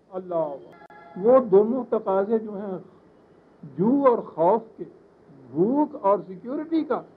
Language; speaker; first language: Urdu; native; Urdu